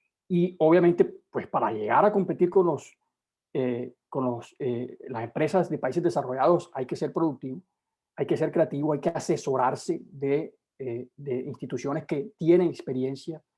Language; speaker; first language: Spanish; native; Spanish